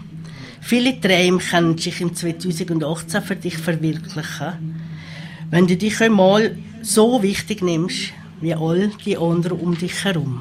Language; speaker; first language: German; native; German